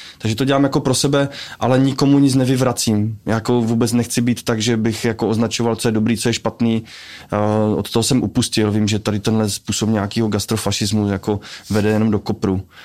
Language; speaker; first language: Czech; native; Czech